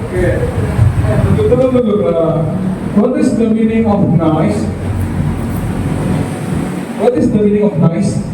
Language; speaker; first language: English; non-native, fluent; Indonesian